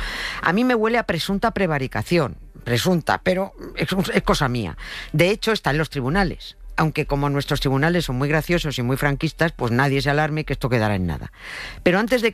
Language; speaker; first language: Spanish; native; Spanish